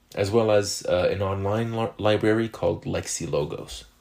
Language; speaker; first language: English; non-native, fluent; French